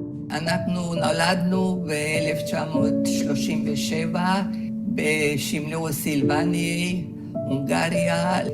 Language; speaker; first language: Hebrew; early bilingual, other home language; Hungarian